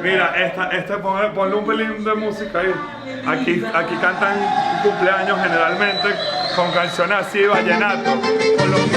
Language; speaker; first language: Spanish; native; Spanish